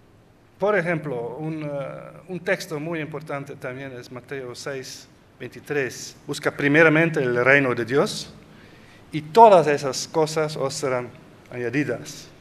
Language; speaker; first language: Spanish; non-native, fluent; Dutch